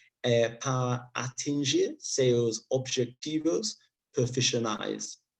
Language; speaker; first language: Portuguese; non-native, learner; English